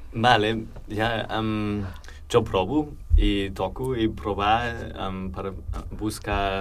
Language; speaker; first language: Catalan; non-native, learner; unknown